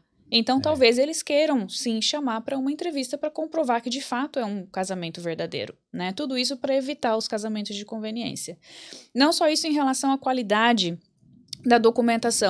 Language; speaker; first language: Portuguese; native; Portuguese